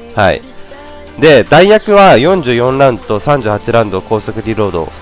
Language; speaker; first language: Japanese; native; Japanese